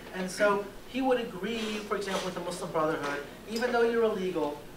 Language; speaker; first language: English; native; English